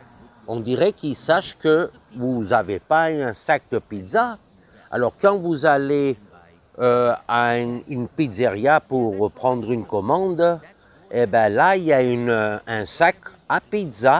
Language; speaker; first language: French; non-native, fluent; English